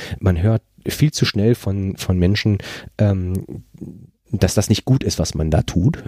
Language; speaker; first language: German; non-native, fluent; Spanish